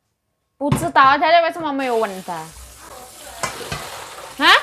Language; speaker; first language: Chinese; non-native, learner; Indonesian